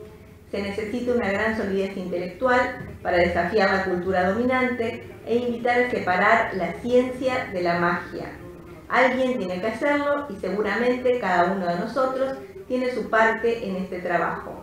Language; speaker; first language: Spanish; native; Spanish